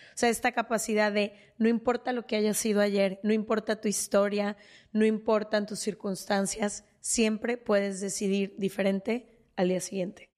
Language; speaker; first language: Spanish; native; Spanish